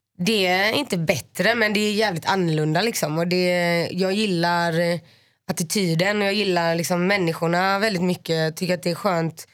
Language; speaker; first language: Swedish; native; Swedish